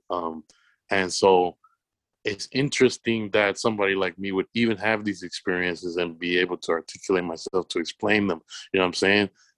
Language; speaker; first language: English; native; English